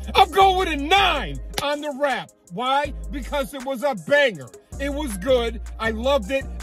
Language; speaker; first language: English; native; English